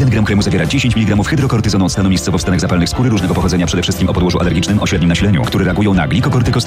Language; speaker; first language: Polish; native; Polish